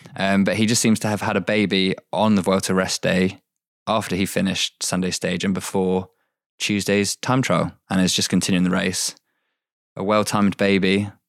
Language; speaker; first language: English; native; English